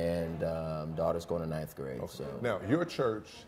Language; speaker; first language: English; native; English